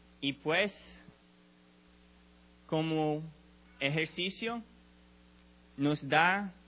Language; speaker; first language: Spanish; non-native, learner; English